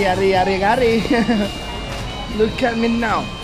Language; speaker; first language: English; non-native, learner; Indonesian